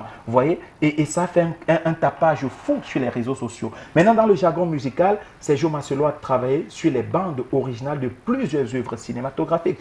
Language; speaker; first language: French; native; French